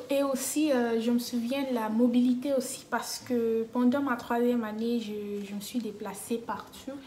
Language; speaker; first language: French; non-native, fluent; Yoruba